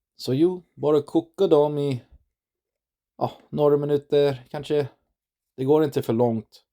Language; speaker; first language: Swedish; non-native, learner; English